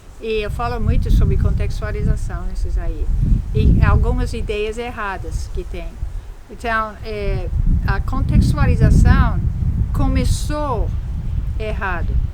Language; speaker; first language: Portuguese; non-native, fluent; English